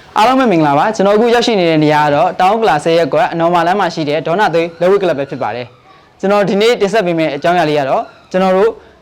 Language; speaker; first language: Burmese; native; Burmese